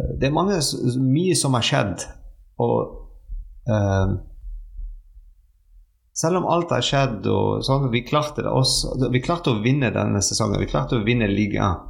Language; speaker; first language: Norwegian; non-native, fluent; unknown